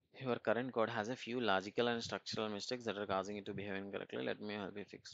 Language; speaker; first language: English; non-native, local second language; Telugu